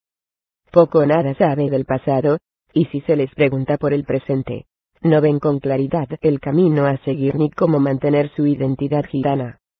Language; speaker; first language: Spanish; native; Spanish